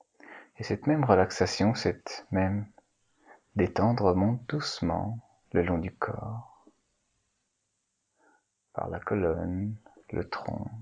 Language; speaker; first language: French; native; French